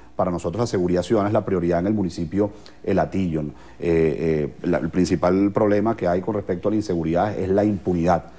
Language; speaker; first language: Spanish; native; Spanish